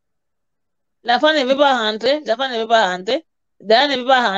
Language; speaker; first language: French; non-native, learner; Portuguese